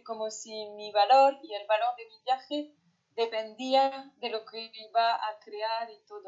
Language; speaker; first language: Spanish; non-native, fluent; French